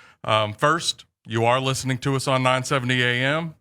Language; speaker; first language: English; native; English